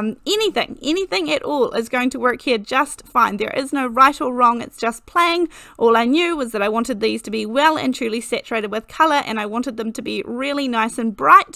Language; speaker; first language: English; native; English